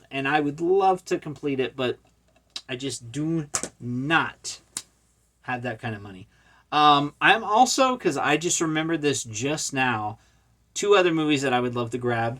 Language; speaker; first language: English; native; English